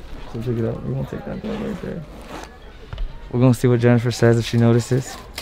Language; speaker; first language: English; early bilingual, other home language; Spanish